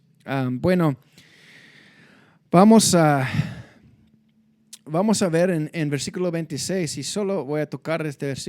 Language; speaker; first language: Spanish; non-native, fluent; English